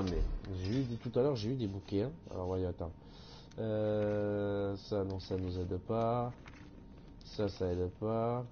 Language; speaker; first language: French; native; French